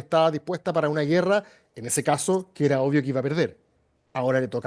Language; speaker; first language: Spanish; native; Spanish